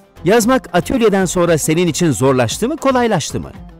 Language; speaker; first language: Turkish; native; Turkish